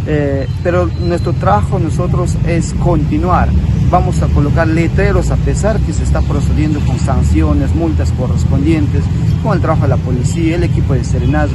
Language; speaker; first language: Spanish; native; Spanish